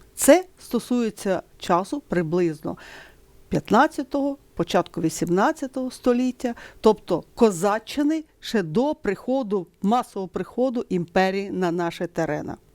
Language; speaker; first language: Ukrainian; native; Ukrainian